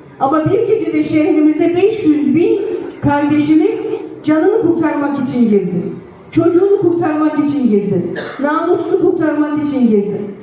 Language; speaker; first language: Turkish; native; Turkish